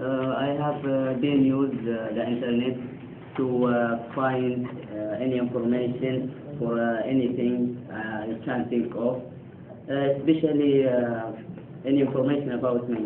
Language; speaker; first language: English; non-native, learner; Arabic